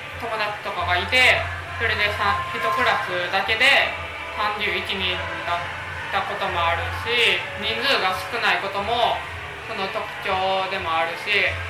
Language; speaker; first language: Japanese; native; Japanese